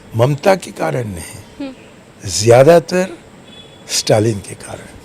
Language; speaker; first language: Hindi; non-native, local second language; Tamil